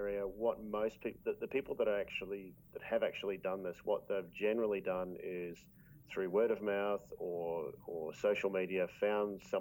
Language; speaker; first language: English; native; English